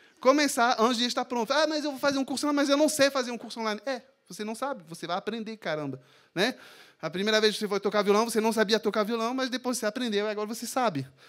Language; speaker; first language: Portuguese; non-native, fluent; French